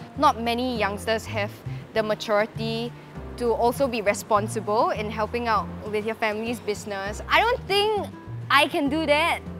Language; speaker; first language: English; native; English